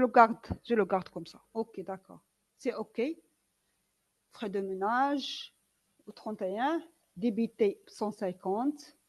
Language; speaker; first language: French; non-native, local second language; Arabic